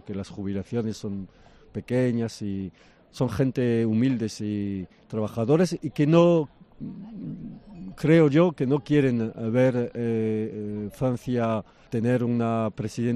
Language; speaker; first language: Spanish; early bilingual, heritage; French